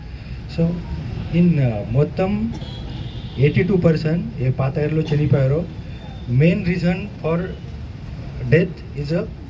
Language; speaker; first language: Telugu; non-native, learner; Hindi